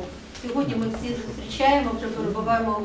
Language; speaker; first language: Ukrainian; native; Ukrainian